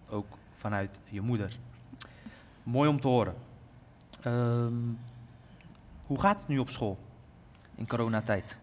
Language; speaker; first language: Dutch; native; Dutch